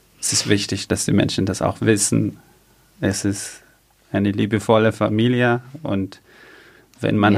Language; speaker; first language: German; early bilingual, other home language; Arabic